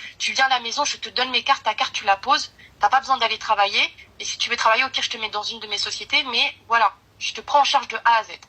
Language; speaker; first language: French; early bilingual, other home language; Arabic